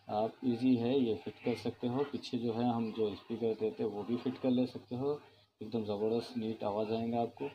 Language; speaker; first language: Hindi; non-native, local second language; Urdu